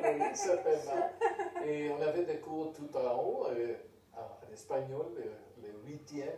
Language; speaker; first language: French; non-native, fluent; Spanish